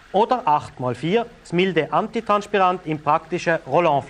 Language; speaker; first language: German; native; German